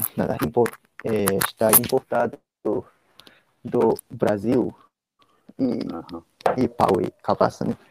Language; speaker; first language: Portuguese; non-native, fluent; Japanese